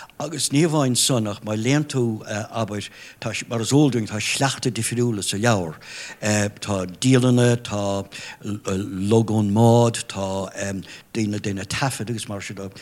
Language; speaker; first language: Irish; non-native, local second language; English